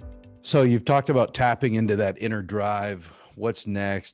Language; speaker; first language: English; native; English